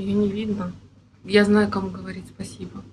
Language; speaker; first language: Russian; native; Russian